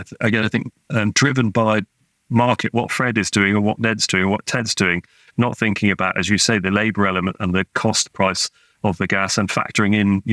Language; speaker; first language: English; native; English